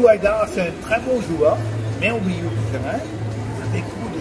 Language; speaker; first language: French; non-native, fluent; Dutch